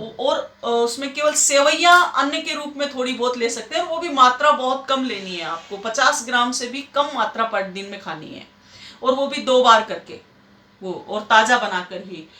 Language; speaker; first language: Hindi; native; Hindi